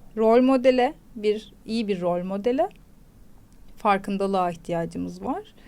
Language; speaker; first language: Turkish; native; Turkish